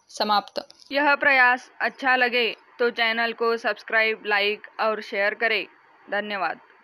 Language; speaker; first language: Hindi; non-native, local second language; Marathi